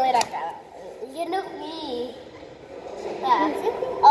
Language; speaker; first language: Spanish; early bilingual, heritage; Spanish